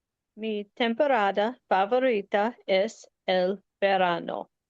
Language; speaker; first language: Spanish; non-native, learner; English